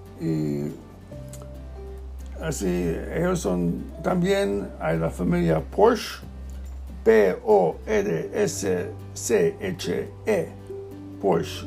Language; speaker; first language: Spanish; non-native, learner; English